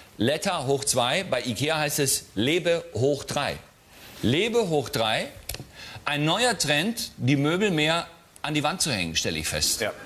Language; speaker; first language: German; native; German